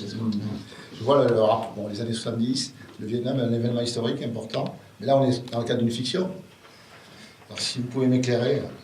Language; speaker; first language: French; native; French